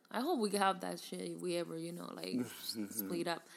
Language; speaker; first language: English; early bilingual, other home language; Spanish